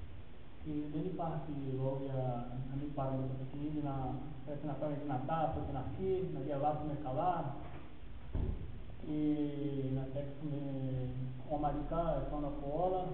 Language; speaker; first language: Greek; non-native, fluent; Portuguese